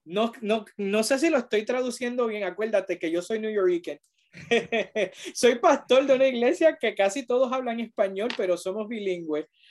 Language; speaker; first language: Spanish; early bilingual, heritage; Spanish